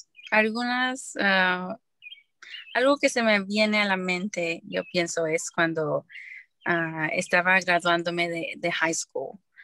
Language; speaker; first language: Spanish; early bilingual, heritage; Spanish